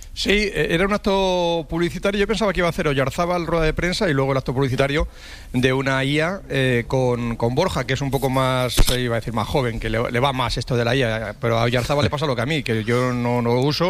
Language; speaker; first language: Spanish; native; Spanish